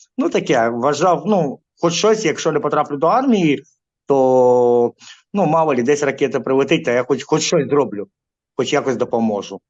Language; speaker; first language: Ukrainian; non-native, local second language; Russian